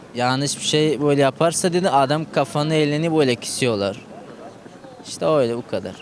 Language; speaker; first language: Turkish; non-native, fluent; Persian